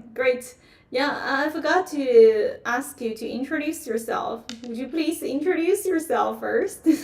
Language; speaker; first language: English; non-native, fluent; Chinese